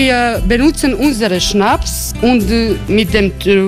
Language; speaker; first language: German; non-native, learner; Croatian